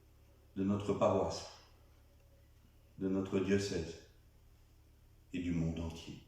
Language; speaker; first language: French; native; French